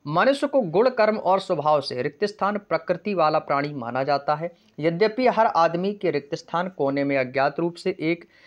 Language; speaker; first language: Hindi; native; Hindi